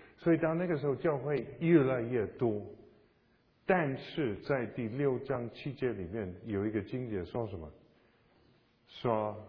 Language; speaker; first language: Chinese; non-native, fluent; English